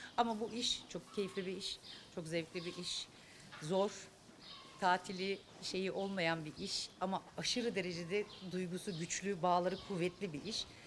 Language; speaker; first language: Turkish; native; Turkish